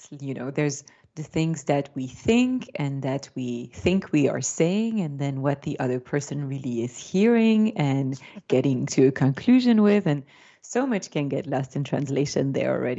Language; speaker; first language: English; non-native, fluent; French